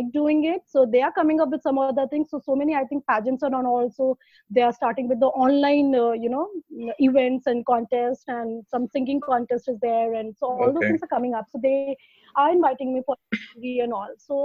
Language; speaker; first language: English; non-native, local second language; Hindi